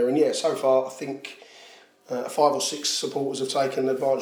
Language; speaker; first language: English; native; English